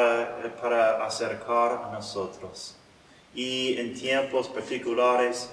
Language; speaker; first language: Spanish; non-native, learner; English